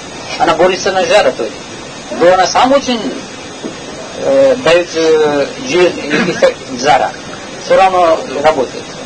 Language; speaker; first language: Russian; non-native, learner; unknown